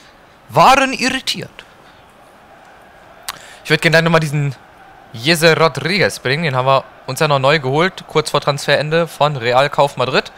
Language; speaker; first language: German; native; German